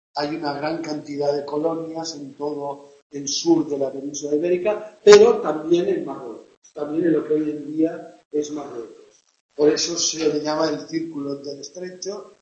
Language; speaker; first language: Spanish; non-native, local second language; Catalan